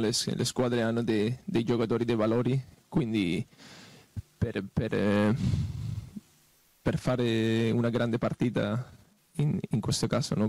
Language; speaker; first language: Italian; non-native, fluent; Spanish